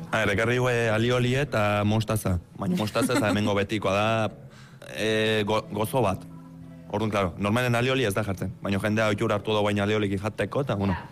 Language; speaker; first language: Basque; early bilingual, other home language; Romanian